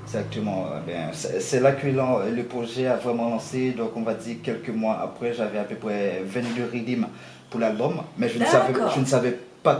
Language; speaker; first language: French; non-native, local second language; Haitian Creole